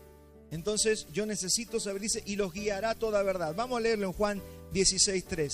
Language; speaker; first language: Spanish; native; Spanish